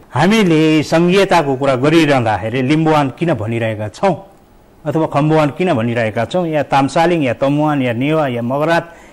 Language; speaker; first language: Nepali; native; Nepali